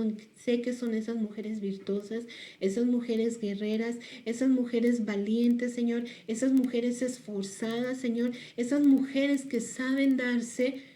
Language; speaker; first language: Spanish; native; Spanish